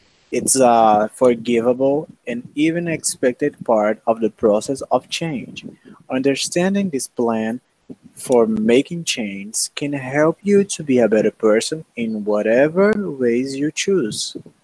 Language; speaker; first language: English; non-native, learner; Portuguese